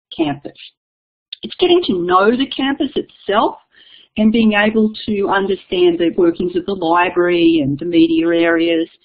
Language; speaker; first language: English; native; English